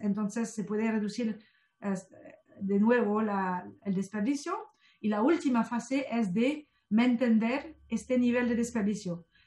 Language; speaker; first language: Spanish; non-native, fluent; French